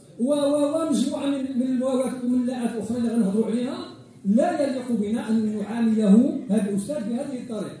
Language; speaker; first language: Arabic; native; Arabic